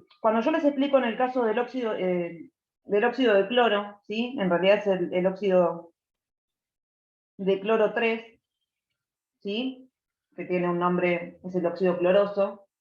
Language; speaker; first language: Spanish; native; Spanish